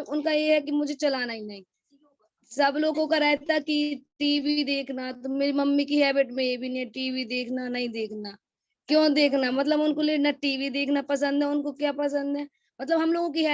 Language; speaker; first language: Hindi; native; Hindi